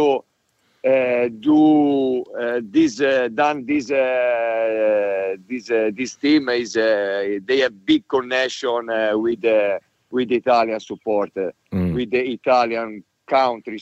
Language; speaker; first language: English; non-native, learner; Italian